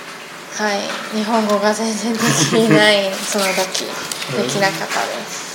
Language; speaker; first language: Japanese; non-native, learner; Chinese